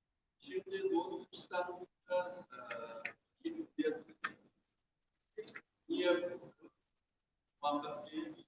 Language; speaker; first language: Turkish; non-native, fluent; Uyghur